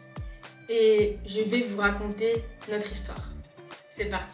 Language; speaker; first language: French; native; French